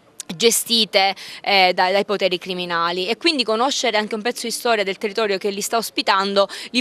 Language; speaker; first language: Italian; native; Italian